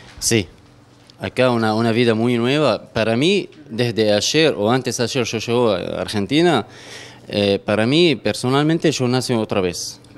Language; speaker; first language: Spanish; non-native, learner; Arabic